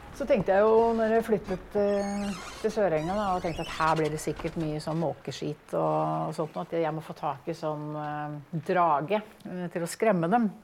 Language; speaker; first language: Norwegian; native; Norwegian